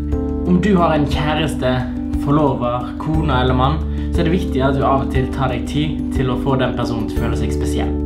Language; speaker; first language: Norwegian; native; Norwegian